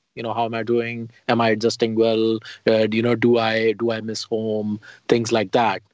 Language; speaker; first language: English; non-native, local second language; Hindi